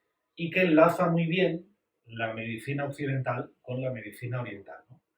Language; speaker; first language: Spanish; native; Spanish